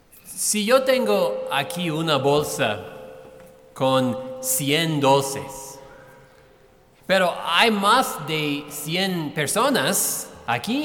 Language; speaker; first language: Spanish; non-native, fluent; English